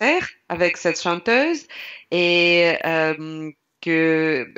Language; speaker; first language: French; non-native, learner; Russian